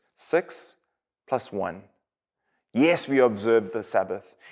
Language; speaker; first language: English; native; English